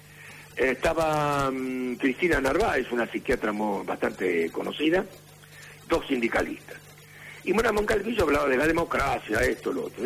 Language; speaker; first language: Spanish; native; Spanish